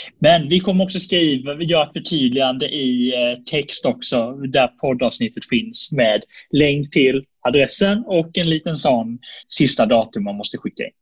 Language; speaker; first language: Swedish; native; Swedish